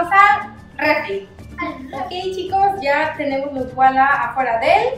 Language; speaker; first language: Spanish; native; Spanish